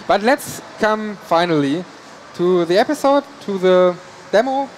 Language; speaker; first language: English; non-native, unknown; German